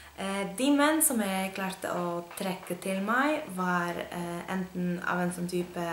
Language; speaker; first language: Norwegian; non-native, fluent; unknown